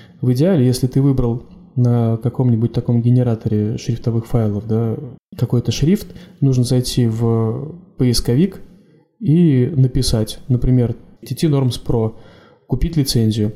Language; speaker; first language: Russian; native; Russian